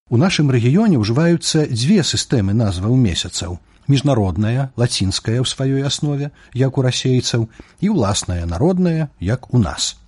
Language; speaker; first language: Belarusian; native; Belarusian